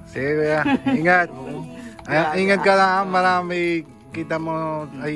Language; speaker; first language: Filipino; non-native, local second language; Bikol